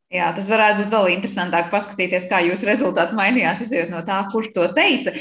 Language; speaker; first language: Latvian; native; Latvian